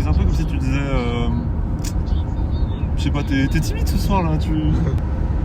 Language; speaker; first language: French; native; French